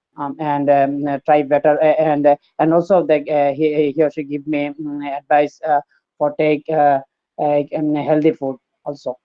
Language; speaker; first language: English; non-native, learner; Bangla